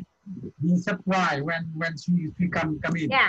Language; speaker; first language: English; non-native, learner; Vietnamese